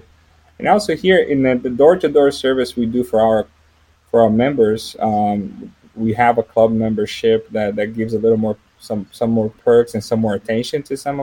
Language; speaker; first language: English; non-native, fluent; Portuguese